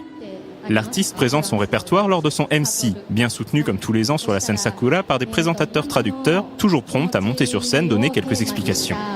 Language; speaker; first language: French; native; French